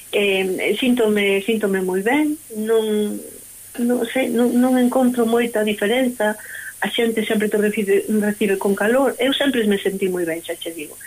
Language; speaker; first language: Galician; native; Galician